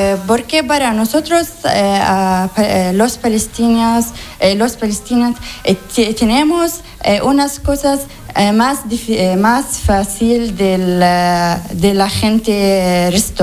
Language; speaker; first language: Spanish; non-native, learner; Arabic